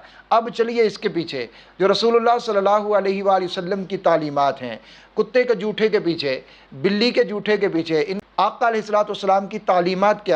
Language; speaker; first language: Urdu; native; Urdu